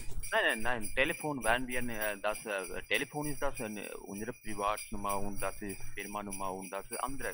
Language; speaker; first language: German; non-native, learner; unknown